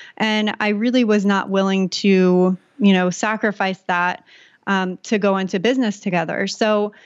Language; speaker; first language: English; native; English